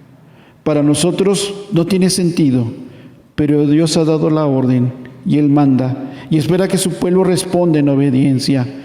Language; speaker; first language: Spanish; native; Spanish